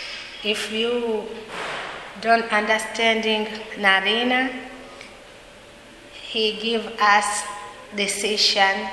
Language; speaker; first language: English; non-native, learner; Swahili